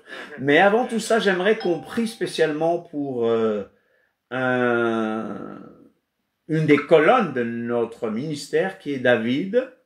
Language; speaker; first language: French; non-native, fluent; Kabuverdianu